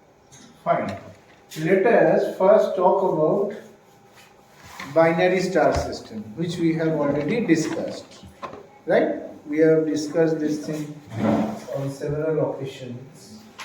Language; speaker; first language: English; non-native, local second language; Bangla